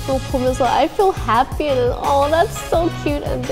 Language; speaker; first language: English; non-native, fluent; Thai